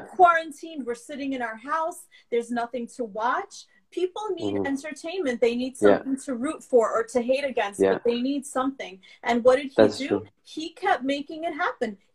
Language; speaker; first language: English; early bilingual, other home language; Russian